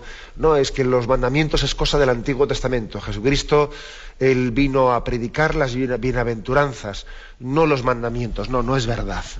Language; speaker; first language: Spanish; native; Spanish